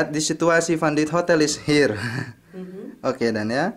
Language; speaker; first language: Dutch; non-native, learner; Indonesian